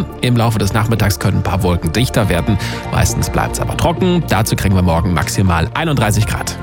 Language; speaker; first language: German; native; German